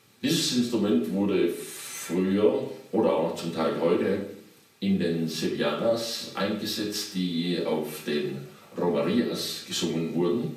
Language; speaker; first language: German; native; German